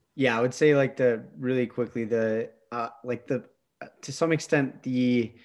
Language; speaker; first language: English; native; English